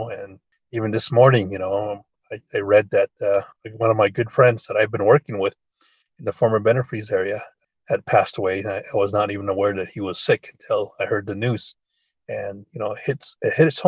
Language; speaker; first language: English; early bilingual, other home language; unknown